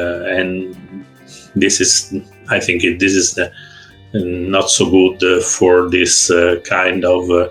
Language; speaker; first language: English; non-native, learner; Italian